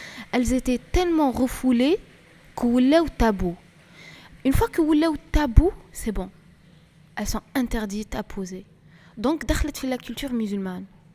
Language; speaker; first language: French; non-native, local second language; Arabic